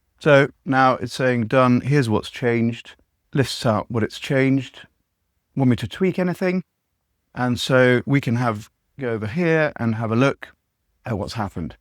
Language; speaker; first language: English; native; English